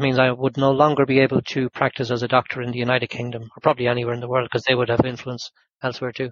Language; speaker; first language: English; native; English